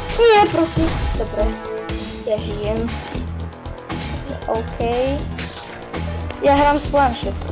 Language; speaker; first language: Slovak; non-native, learner; Ukrainian